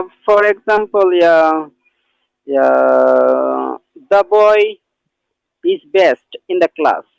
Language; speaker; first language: English; non-native, learner; Bangla